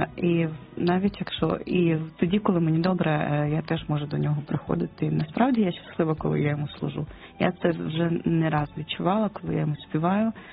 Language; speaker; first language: Ukrainian; non-native, local second language; Russian